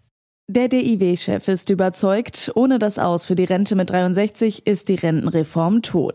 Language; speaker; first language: German; native; German